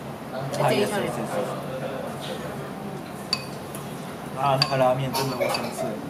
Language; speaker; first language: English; non-native, learner; Japanese